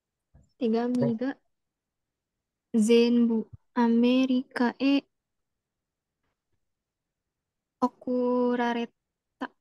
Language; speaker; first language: Japanese; non-native, learner; Indonesian